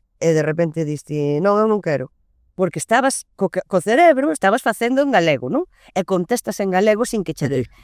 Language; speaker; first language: Galician; non-native, local second language; Spanish